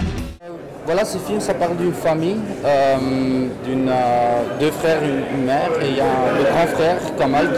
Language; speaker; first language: French; non-native, local second language; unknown